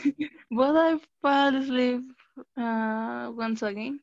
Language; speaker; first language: English; non-native, learner; Spanish